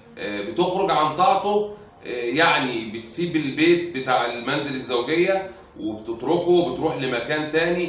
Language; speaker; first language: Arabic; native; Arabic